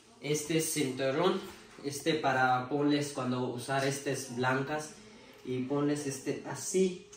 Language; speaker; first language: Spanish; non-native, learner; Urdu